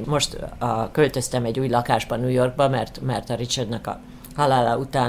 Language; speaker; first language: Hungarian; early bilingual, heritage; Hungarian